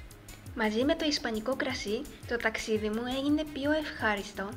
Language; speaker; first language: Greek; non-native, fluent; Japanese